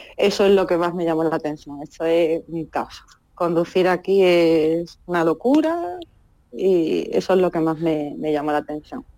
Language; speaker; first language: Spanish; native; Spanish